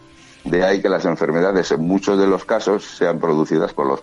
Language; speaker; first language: Spanish; native; Spanish